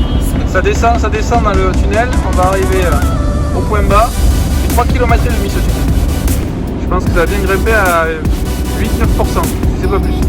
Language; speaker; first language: French; native; French